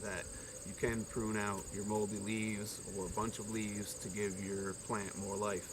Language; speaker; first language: English; native; English